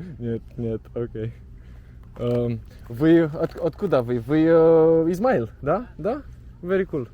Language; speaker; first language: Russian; non-native, learner; English